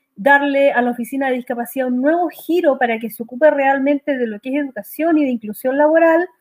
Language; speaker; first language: Spanish; native; Spanish